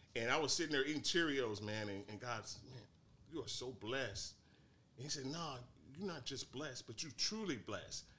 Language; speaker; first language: English; native; English